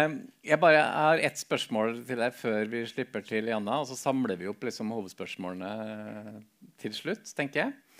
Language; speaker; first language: Norwegian; native; Norwegian